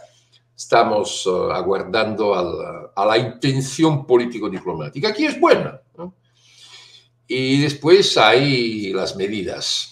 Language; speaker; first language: Spanish; non-native, fluent; Italian